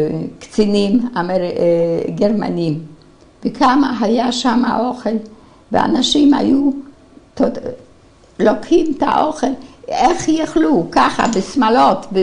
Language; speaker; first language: Hebrew; non-native, fluent; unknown